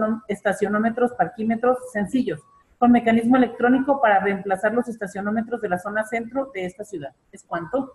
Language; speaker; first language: Spanish; native; Spanish